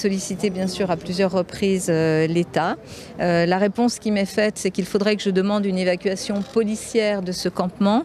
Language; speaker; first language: French; native; French